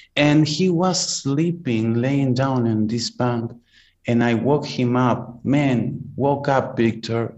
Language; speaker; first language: English; non-native, fluent; Spanish